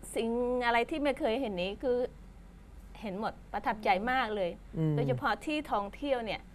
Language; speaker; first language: Thai; non-native, fluent; Khmer